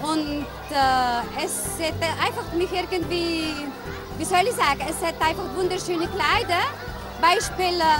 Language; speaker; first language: German; early bilingual, other home language; Turkish